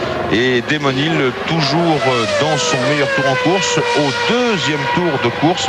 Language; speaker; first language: French; native; French